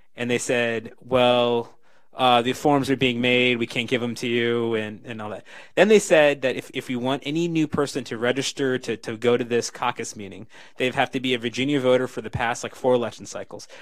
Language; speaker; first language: English; native; English